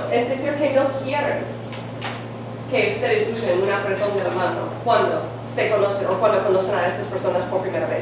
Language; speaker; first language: Spanish; non-native, fluent; English